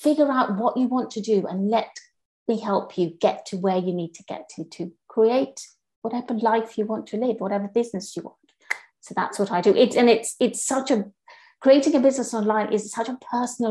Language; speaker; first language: English; native; English